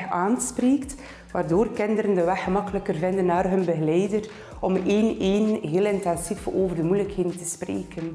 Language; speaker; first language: Dutch; native; Dutch